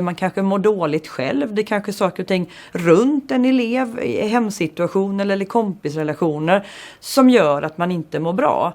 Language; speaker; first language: Swedish; native; Swedish